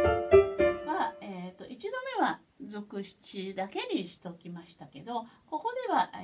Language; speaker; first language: Japanese; native; Japanese